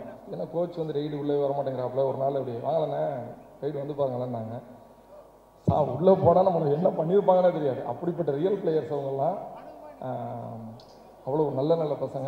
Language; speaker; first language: Tamil; native; Tamil